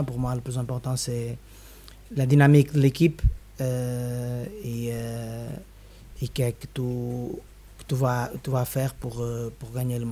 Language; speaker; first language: French; non-native, fluent; Spanish